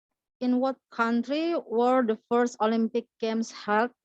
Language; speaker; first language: English; non-native, learner; Indonesian